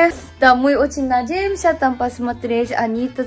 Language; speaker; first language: Russian; non-native, fluent; Korean